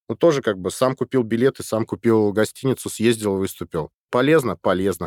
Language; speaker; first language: Russian; native; Russian